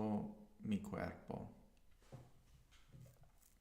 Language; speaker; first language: Spanish; non-native, learner; English